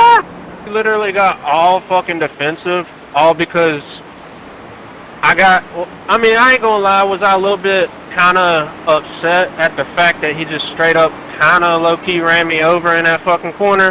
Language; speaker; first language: English; native; English